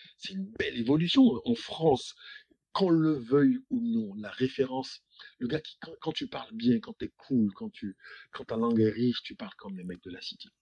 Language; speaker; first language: French; native; French